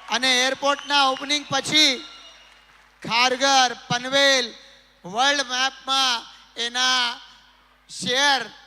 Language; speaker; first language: Gujarati; non-native, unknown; Marathi